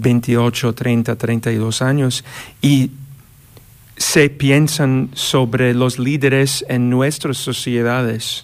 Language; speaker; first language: Spanish; non-native, fluent; English